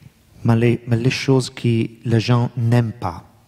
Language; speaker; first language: French; non-native, learner; Italian